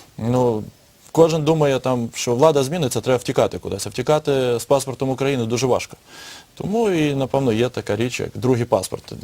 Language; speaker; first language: Ukrainian; native; Ukrainian